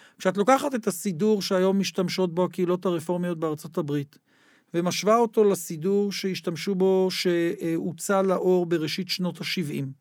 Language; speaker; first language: Hebrew; native; Hebrew